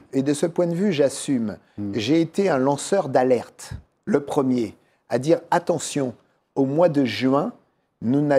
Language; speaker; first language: French; native; French